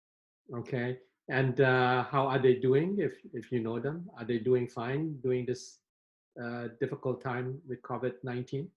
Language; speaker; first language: English; non-native, fluent; Indonesian